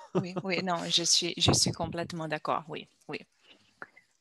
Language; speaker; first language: French; non-native, learner; Portuguese